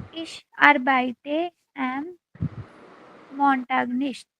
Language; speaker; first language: German; non-native, learner; Hindi